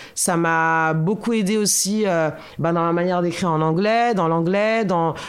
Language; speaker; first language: French; native; French